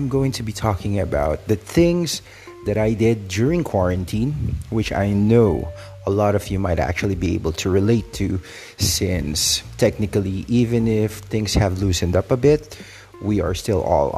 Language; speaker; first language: English; non-native, local second language; Filipino